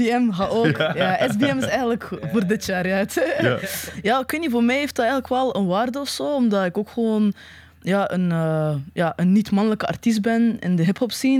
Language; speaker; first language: Dutch; native; Dutch